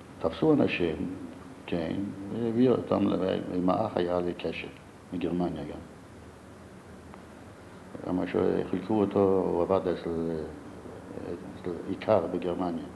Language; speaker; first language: Hebrew; non-native, fluent; Yiddish